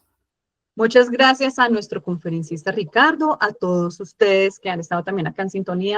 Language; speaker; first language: Spanish; native; Spanish